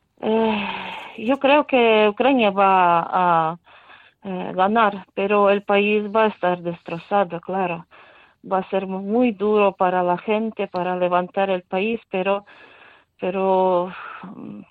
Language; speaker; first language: Spanish; non-native, fluent; Ukrainian